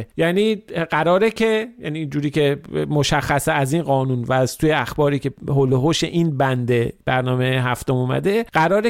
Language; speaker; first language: Persian; native; Persian